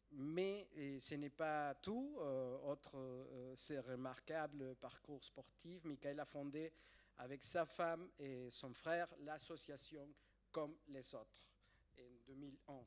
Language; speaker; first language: French; non-native, fluent; Spanish